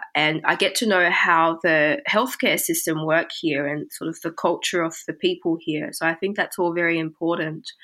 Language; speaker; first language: English; early bilingual, other home language; Chinese